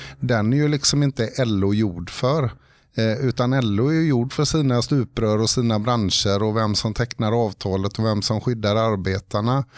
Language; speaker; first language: Swedish; native; Swedish